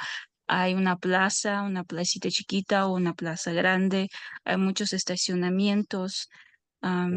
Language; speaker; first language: Spanish; non-native, fluent; Russian